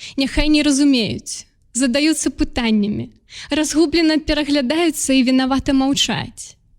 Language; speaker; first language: Belarusian; non-native, local second language; Russian